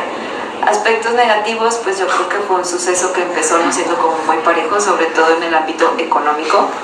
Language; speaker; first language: Spanish; native; Spanish